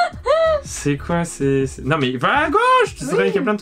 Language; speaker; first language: French; native; French